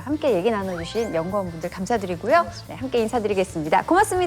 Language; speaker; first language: Korean; native; Korean